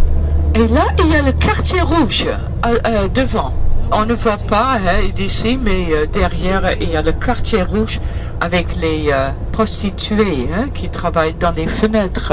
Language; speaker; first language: French; early bilingual, heritage; Dutch